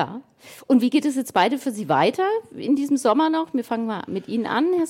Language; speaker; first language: German; native; German